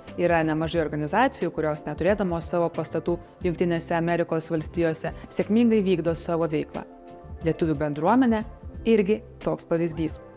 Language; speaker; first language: Lithuanian; native; Lithuanian